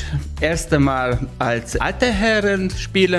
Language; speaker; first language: German; non-native, fluent; Hungarian